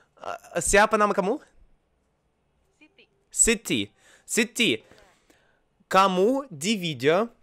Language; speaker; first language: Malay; non-native, learner; Russian